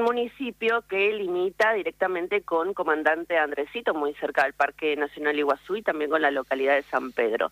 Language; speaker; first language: Spanish; native; Spanish